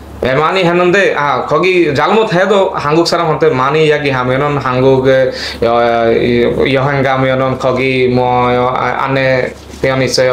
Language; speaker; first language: Korean; non-native, learner; Bangla